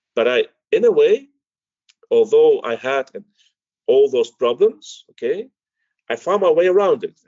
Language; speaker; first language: English; early bilingual, other home language; Dutch